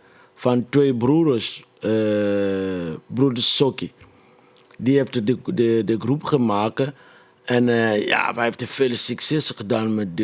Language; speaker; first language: Dutch; non-native, fluent; Lingala